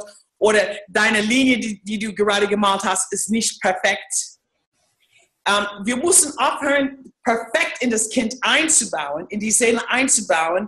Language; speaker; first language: German; non-native, fluent; English